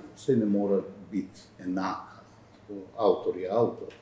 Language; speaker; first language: Slovenian; non-native, fluent; Albanian